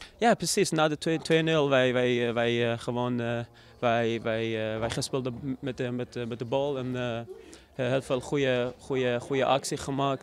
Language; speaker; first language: Dutch; non-native, learner; Persian